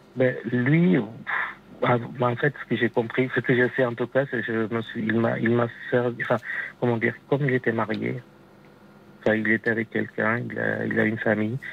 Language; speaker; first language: French; non-native, fluent; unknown